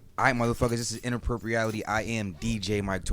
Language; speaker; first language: English; native; English